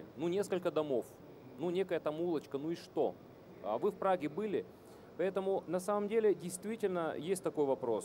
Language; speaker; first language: Russian; native; Russian